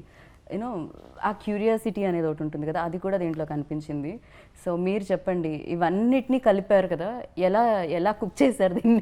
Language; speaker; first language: Telugu; native; Telugu